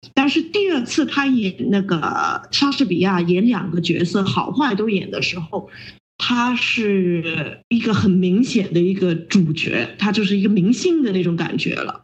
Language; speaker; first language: Chinese; non-native, local second language; Cantonese